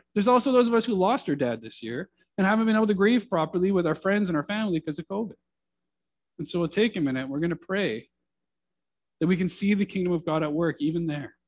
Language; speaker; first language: English; native; English